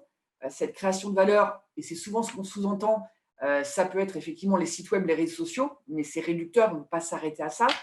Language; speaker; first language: French; native; French